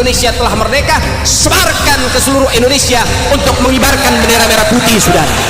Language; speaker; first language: Indonesian; native; Indonesian